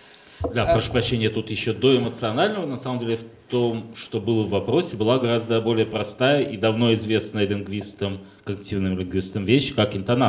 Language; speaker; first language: Russian; native; Russian